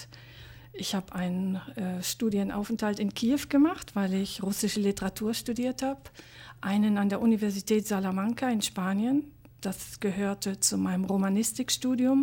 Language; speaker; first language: German; native; German